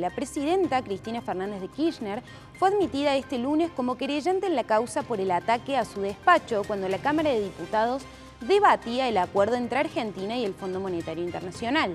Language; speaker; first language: Spanish; native; Spanish